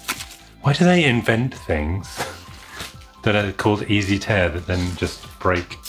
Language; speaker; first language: English; native; English